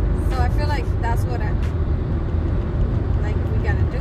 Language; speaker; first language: English; early bilingual, other home language; Spanish